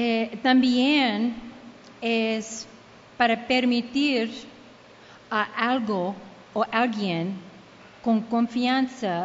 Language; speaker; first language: Spanish; early bilingual, heritage; Spanish